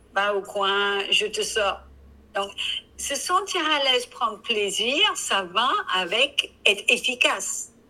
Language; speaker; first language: French; non-native, fluent; English